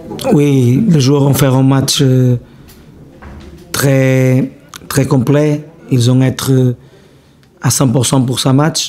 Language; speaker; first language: French; non-native, learner; Portuguese